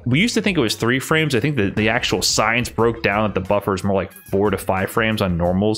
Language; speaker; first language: English; native; English